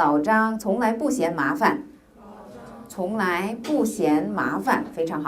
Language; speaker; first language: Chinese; non-native, fluent; Korean